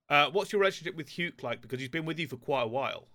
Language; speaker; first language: English; native; English